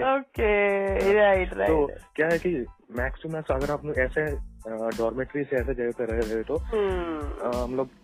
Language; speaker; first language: Hindi; non-native, local second language; Malayalam